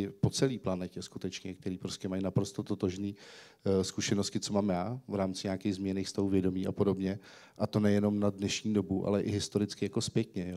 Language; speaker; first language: Czech; native; Czech